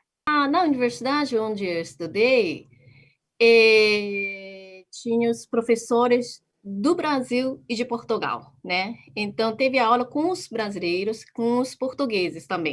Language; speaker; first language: Portuguese; non-native, fluent; Japanese